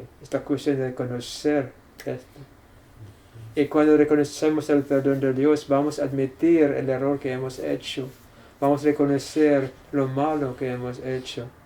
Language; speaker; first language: Spanish; non-native, fluent; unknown